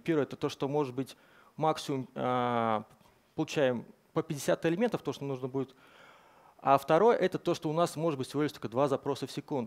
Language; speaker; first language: Russian; native; Russian